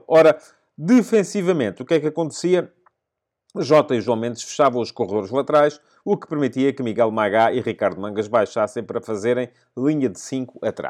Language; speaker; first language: Portuguese; native; Portuguese